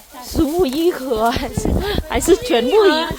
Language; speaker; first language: Chinese; non-native, learner; Vietnamese